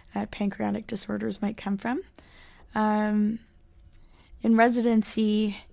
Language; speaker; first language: English; native; English